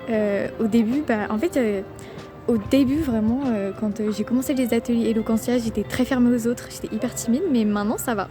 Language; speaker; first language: French; native; French